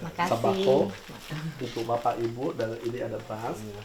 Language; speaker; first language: Indonesian; native; Indonesian